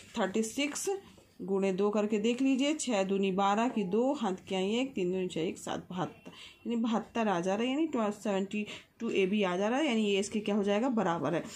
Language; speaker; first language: Hindi; native; Hindi